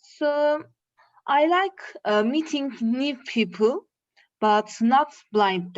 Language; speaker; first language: English; non-native, learner; Turkish